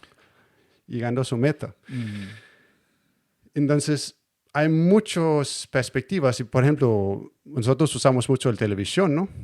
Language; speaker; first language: Spanish; non-native, learner; Danish